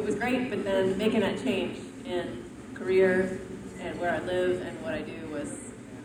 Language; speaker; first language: English; native; English